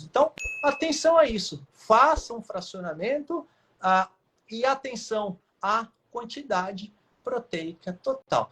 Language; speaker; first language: Portuguese; native; Portuguese